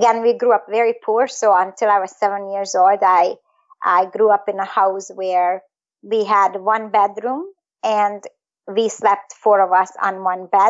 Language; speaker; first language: English; non-native, fluent; Hungarian